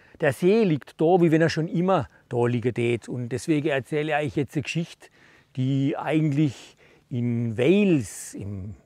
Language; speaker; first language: German; native; German